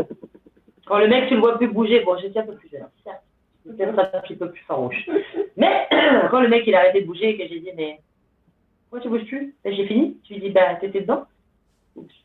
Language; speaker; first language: French; native; French